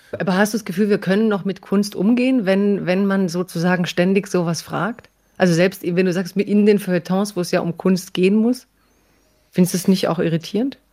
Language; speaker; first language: German; early bilingual, other home language; Croatian